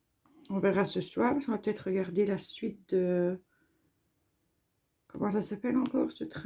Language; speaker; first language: French; native; French